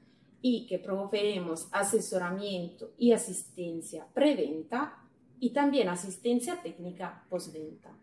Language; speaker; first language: Spanish; non-native, fluent; Italian